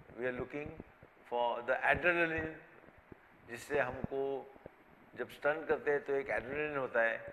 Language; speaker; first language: Hindi; native; Hindi